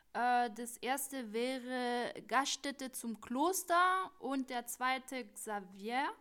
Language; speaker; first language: German; non-native, fluent; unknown